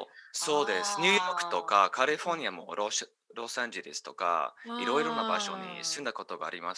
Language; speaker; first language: Japanese; non-native, fluent; English